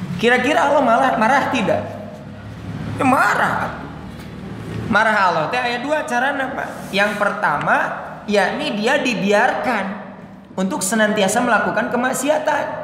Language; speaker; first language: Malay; non-native, local second language; Sundanese